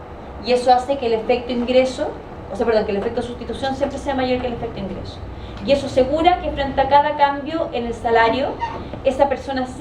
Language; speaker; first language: Spanish; native; Spanish